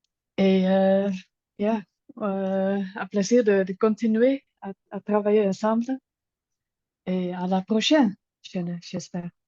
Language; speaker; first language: French; non-native, learner; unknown